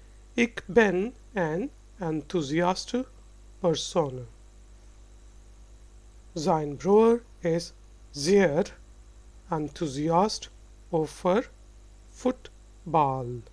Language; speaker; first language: Dutch; non-native, fluent; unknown